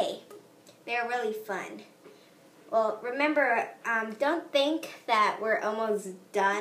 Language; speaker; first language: English; native; English